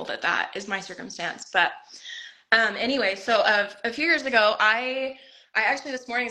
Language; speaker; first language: English; native; English